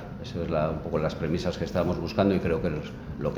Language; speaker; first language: Spanish; native; Spanish